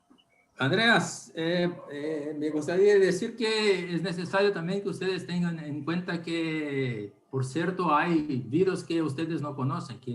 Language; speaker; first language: Spanish; non-native, learner; Portuguese